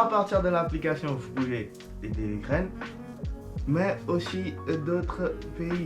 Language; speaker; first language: French; non-native, fluent; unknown